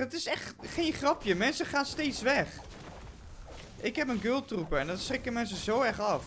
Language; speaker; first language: Dutch; native; Dutch